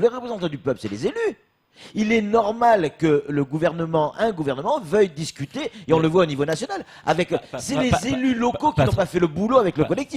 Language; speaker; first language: French; native; French